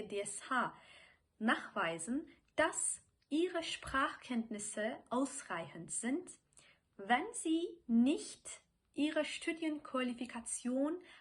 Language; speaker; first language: German; non-native, fluent; Turkish